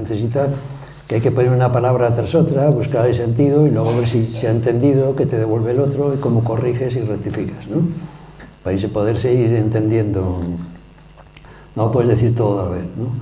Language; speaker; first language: Spanish; native; Spanish